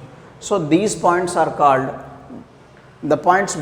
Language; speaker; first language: English; non-native, local second language; Telugu